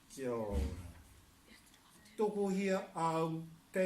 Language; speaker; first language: Māori; non-native, fluent; English